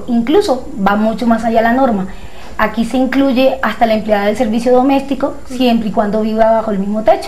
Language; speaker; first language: Spanish; native; Spanish